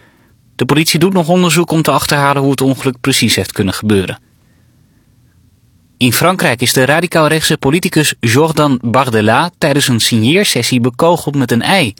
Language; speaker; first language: Dutch; native; Dutch